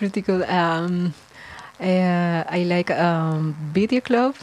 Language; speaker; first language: English; non-native, learner; Spanish